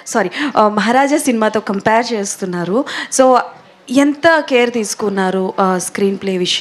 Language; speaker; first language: Telugu; native; Telugu